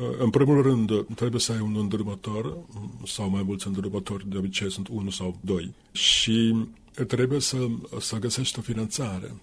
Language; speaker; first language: Romanian; non-native, fluent; Finnish